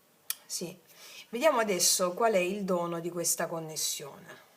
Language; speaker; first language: Italian; native; Italian